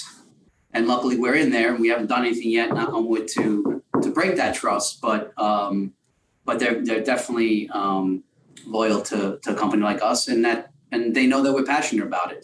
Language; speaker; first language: English; native; English